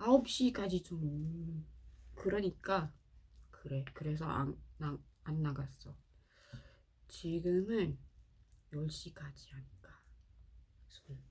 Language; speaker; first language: Korean; non-native, learner; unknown